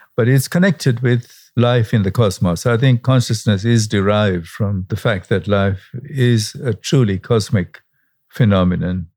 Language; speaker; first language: English; non-native, local second language; Sinhala